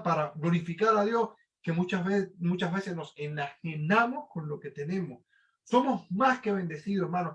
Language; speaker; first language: Spanish; native; Spanish